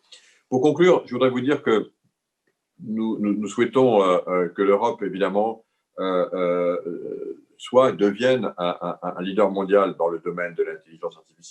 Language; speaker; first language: French; native; French